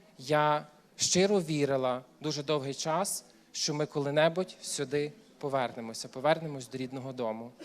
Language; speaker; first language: Ukrainian; native; Ukrainian